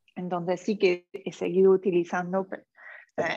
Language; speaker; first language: Spanish; non-native, fluent; French